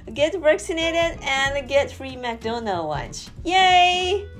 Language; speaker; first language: English; non-native, learner; Japanese